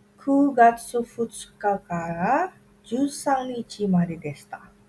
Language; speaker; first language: Japanese; non-native, fluent; Indonesian